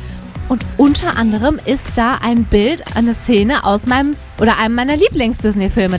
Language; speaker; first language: German; native; German